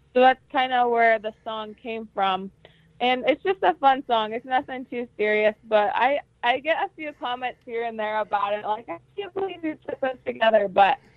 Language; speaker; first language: English; native; English